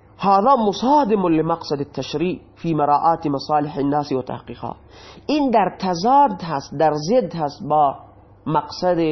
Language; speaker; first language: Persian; non-native, local second language; Baluchi